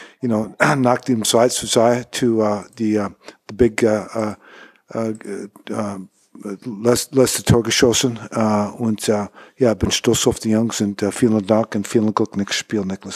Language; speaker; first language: German; non-native, learner; English